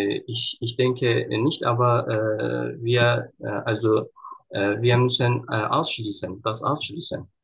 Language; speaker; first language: German; non-native, learner; Turkish